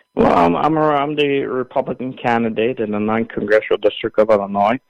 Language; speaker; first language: English; early bilingual, other home language; Assyrian Neo-Aramaic